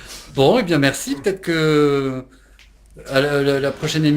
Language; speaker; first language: French; native; French